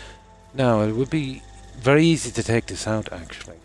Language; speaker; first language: English; native; English